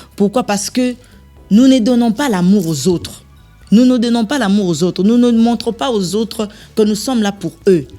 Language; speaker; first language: French; non-native, local second language; Lingala